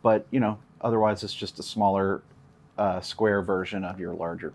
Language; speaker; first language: English; native; English